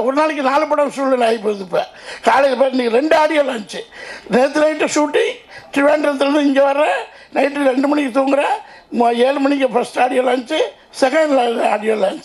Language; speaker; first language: Tamil; native; Tamil